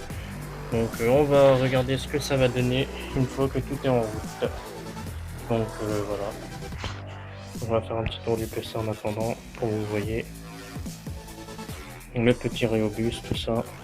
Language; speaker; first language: French; native; French